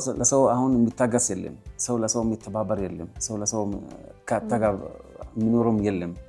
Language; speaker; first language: Amharic; non-native, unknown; Arabic